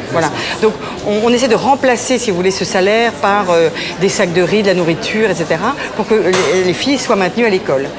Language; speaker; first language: French; native; French